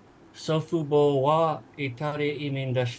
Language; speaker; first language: Japanese; non-native, learner; English